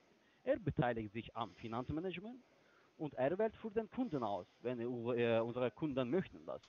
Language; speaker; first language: German; non-native, learner; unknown